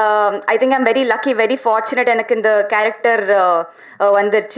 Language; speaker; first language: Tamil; non-native, learner; Telugu